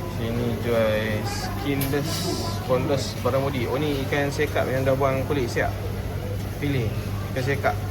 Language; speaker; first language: Malay; native; Malay